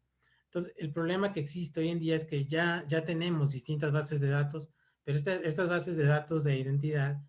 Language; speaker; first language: Spanish; native; Spanish